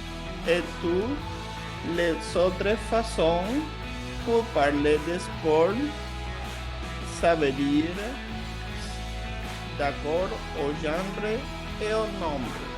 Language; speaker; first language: French; non-native, fluent; Portuguese